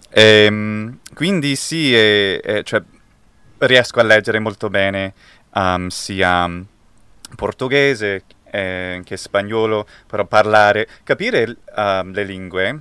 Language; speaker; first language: Italian; non-native, fluent; English